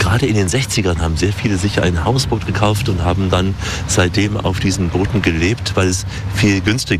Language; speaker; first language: German; native; German